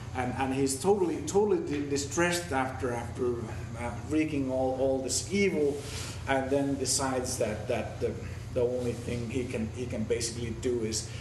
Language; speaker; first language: English; non-native, fluent; Finnish